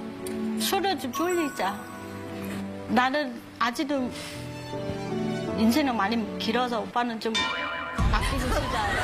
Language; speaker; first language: Korean; non-native, learner; Vietnamese